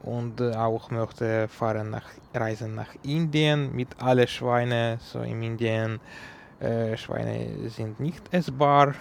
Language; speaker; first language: German; non-native, learner; Ukrainian